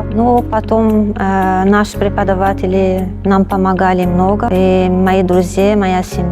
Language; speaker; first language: Russian; non-native, learner; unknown